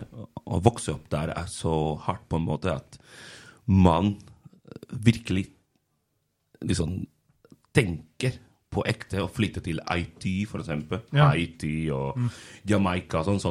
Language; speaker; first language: Norwegian; non-native, fluent; Spanish